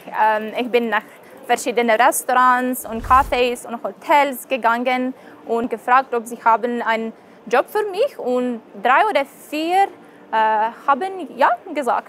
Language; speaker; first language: German; non-native, learner; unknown